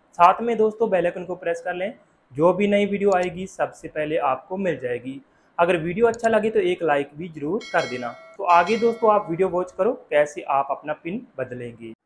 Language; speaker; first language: Hindi; non-native, local second language; Punjabi